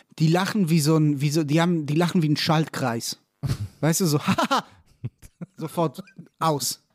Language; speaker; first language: German; non-native, fluent; Hebrew